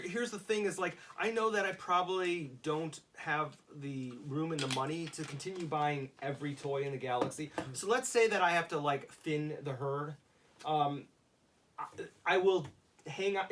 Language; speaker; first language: English; native; English